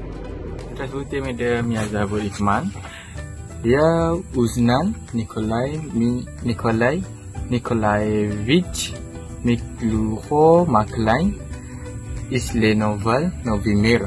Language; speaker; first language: Russian; non-native, learner; Malay